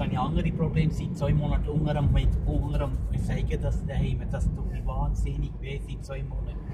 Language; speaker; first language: German; non-native, learner; Kannada